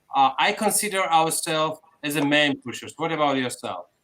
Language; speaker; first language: English; non-native, fluent; Georgian